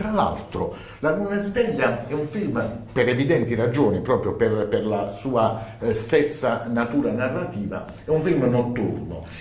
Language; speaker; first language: Italian; native; Italian